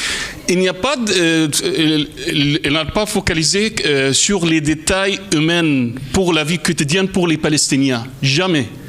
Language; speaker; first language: French; non-native, fluent; Arabic